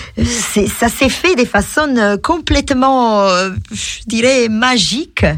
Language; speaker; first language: French; non-native, fluent; Italian